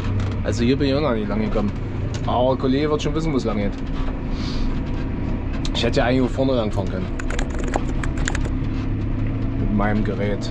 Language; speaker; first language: German; native; German